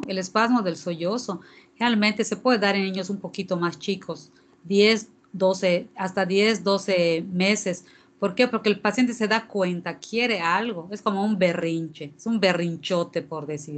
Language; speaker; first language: Spanish; native; Spanish